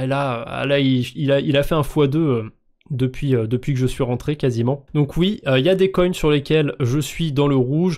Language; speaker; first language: French; native; French